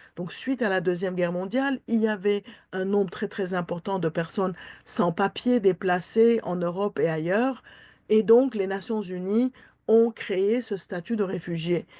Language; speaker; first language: French; non-native, local second language; Armenian